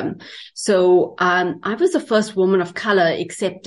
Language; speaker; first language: English; native; English